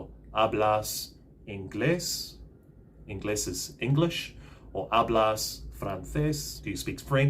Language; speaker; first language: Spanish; non-native, fluent; English